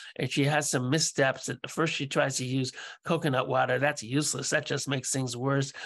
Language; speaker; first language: English; native; English